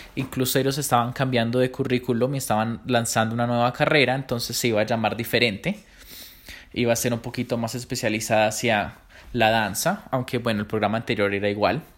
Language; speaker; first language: Spanish; native; Spanish